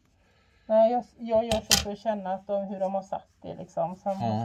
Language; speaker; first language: Swedish; native; Swedish